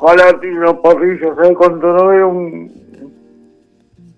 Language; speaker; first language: Spanish; native; Spanish